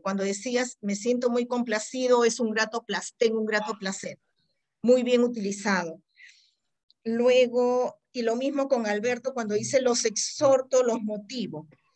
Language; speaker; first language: Spanish; native; Spanish